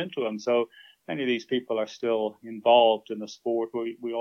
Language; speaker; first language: English; native; English